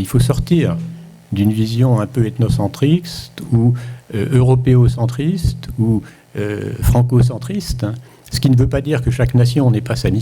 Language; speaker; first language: French; native; French